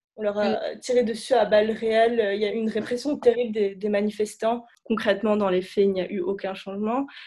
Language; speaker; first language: French; native; French